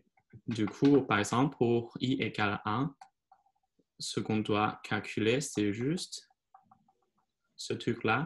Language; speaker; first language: French; non-native, fluent; Chinese